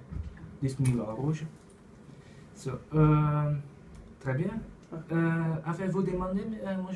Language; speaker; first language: French; non-native, learner; Dutch